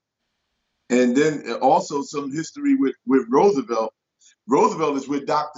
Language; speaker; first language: English; native; English